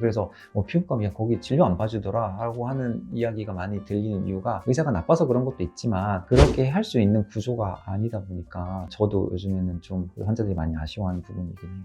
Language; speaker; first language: Korean; native; Korean